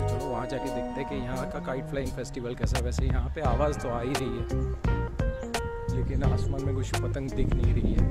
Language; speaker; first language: Hindi; non-native, local second language; Marathi